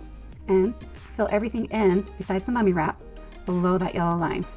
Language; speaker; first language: English; native; English